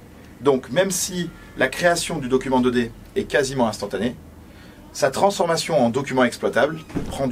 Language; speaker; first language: French; native; French